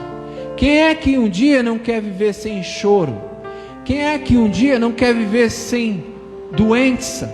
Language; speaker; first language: Portuguese; native; Portuguese